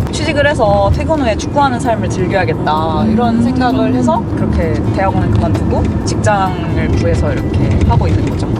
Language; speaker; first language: Korean; native; Korean